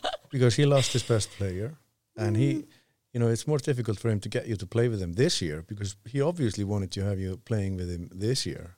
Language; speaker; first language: English; non-native, fluent; Icelandic